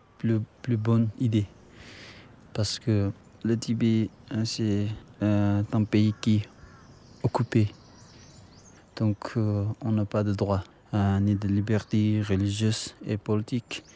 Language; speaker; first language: French; non-native, learner; Tibetan